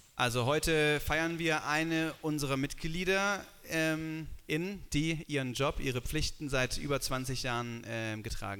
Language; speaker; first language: German; native; German